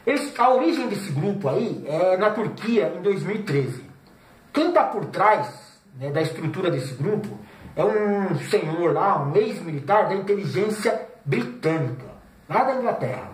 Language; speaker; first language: Portuguese; native; Portuguese